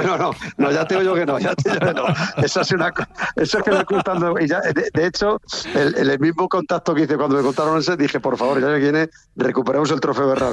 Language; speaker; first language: Spanish; native; Spanish